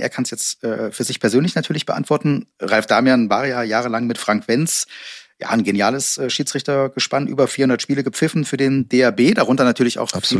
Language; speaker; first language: German; native; German